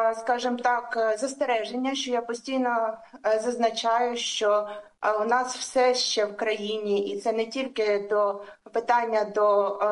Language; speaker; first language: Ukrainian; native; Ukrainian